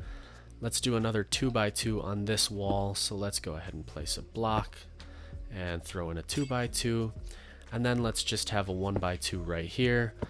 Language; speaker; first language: English; native; English